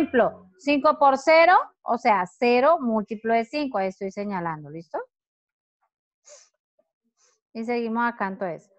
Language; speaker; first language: Spanish; native; Spanish